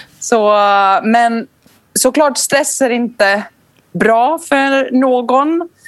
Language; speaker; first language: Swedish; non-native, fluent; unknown